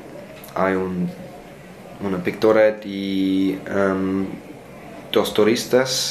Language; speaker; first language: Spanish; non-native, learner; English